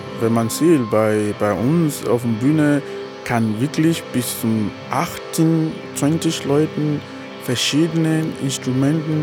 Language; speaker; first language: German; non-native, fluent; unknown